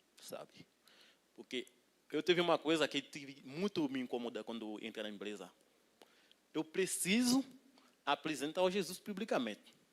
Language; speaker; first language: Portuguese; non-native, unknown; Haitian Creole